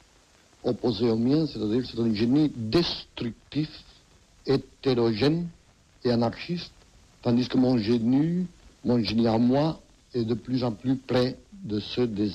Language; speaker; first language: French; non-native, fluent; Catalan